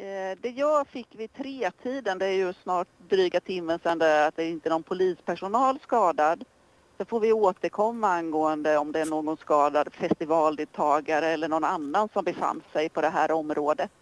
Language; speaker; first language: Swedish; native; Swedish